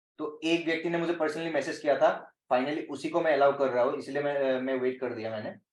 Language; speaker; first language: Hindi; non-native, local second language; Assamese